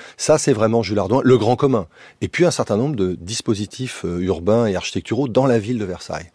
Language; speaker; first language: French; native; French